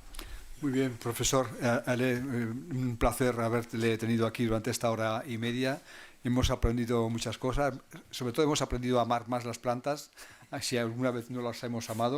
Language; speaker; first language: Spanish; native; Spanish